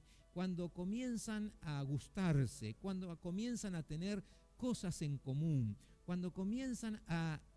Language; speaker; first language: Spanish; native; Spanish